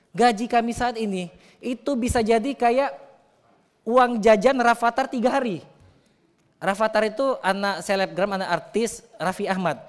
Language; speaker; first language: Indonesian; native; Indonesian